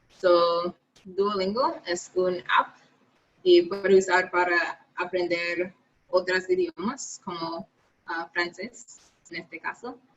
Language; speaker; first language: Spanish; non-native, learner; English